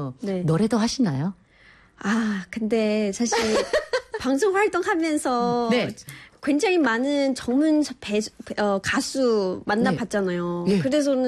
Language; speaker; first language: Korean; non-native, fluent; Chinese